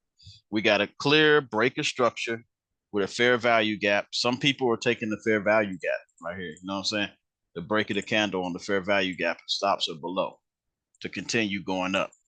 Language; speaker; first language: English; native; English